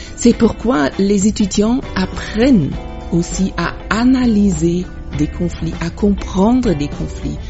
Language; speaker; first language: French; non-native, fluent; German